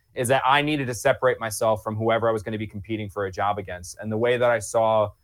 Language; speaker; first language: English; native; English